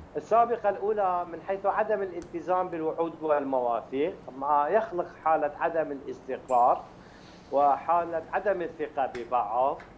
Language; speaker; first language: Arabic; native; Arabic